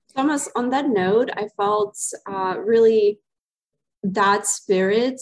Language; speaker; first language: English; non-native, fluent; Ukrainian